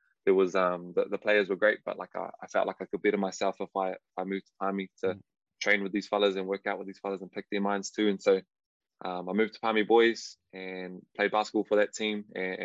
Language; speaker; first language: English; native; English